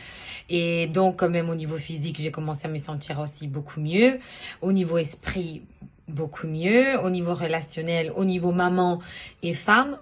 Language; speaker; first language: French; non-native, fluent; Italian